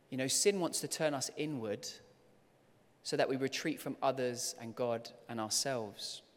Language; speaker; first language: English; native; English